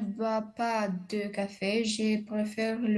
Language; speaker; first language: French; non-native, learner; Romanian